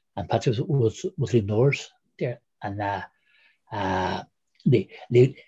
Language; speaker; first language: English; native; English